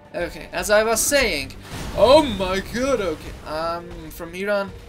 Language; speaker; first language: English; non-native, fluent; Persian